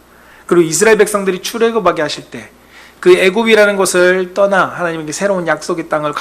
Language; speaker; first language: Korean; native; Korean